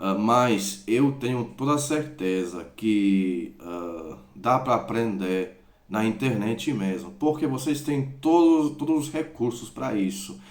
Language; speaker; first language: Portuguese; non-native, fluent; Croatian